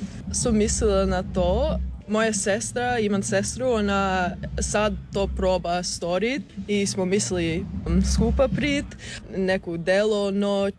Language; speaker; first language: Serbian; early bilingual, heritage; English